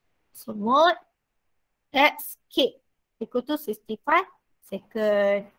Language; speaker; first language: English; non-native, local second language; Malay